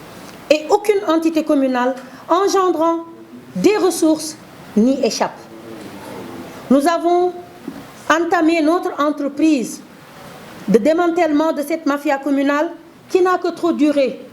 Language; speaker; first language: French; non-native, local second language; Wolof